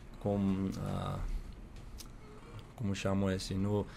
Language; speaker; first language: Portuguese; non-native, learner; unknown